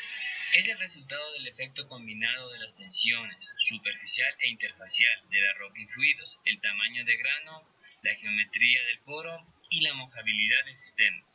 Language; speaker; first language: Spanish; native; Spanish